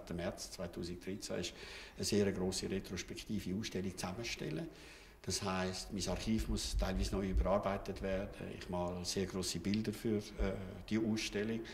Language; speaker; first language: German; native; German